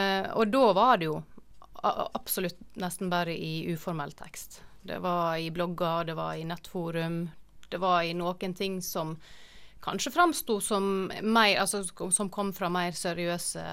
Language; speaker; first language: Norwegian; native; Norwegian